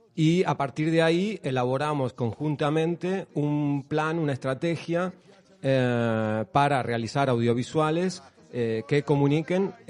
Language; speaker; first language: Spanish; native; Spanish